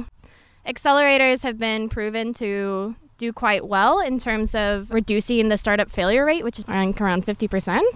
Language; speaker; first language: English; native; English